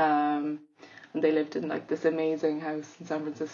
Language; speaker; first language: English; native; English